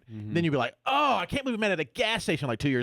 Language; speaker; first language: English; native; English